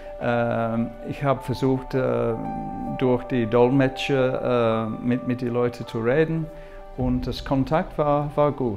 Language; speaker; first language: German; non-native, fluent; English